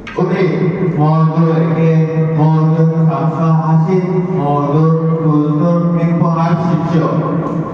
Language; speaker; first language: Korean; non-native, learner; Indonesian